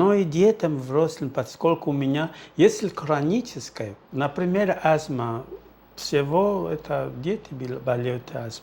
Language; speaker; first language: Russian; non-native, fluent; Portuguese